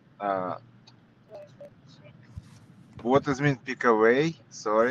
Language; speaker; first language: English; non-native, learner; Russian